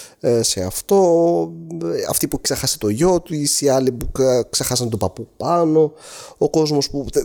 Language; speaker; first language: Greek; non-native, fluent; Arabic